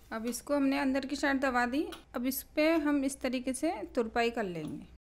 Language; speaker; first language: Hindi; native; Hindi